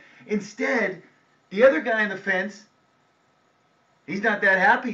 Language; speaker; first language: English; native; English